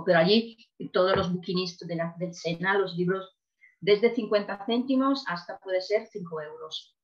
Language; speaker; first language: Spanish; non-native, fluent; Italian